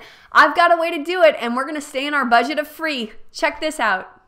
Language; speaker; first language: English; native; English